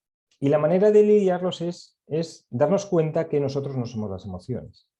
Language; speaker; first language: Spanish; native; Spanish